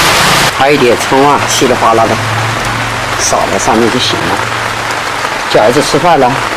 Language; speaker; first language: Chinese; native; Chinese